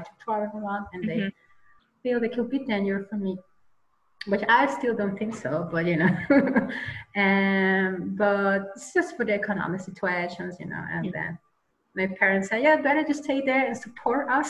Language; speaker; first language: English; non-native, learner; Spanish